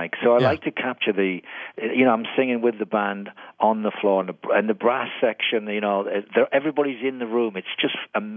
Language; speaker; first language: English; native; English